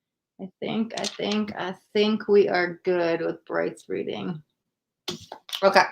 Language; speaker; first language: English; native; English